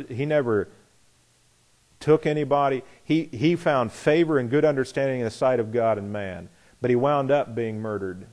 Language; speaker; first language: English; native; English